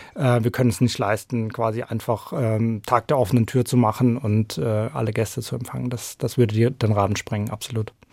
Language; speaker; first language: German; early bilingual, other home language; Norwegian